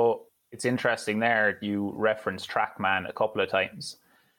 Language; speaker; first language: English; native; English